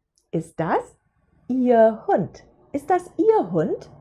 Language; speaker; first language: German; non-native, fluent; English